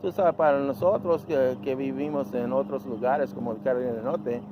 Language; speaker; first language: Spanish; early bilingual, heritage; Spanish